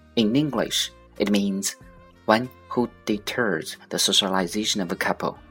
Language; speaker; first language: English; non-native, fluent; Chinese